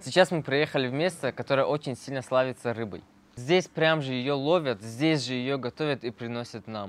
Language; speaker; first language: Russian; non-native, local second language; Tajik